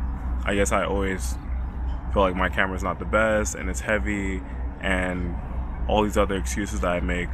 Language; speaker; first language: English; native; English